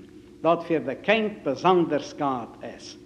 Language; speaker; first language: German; native; German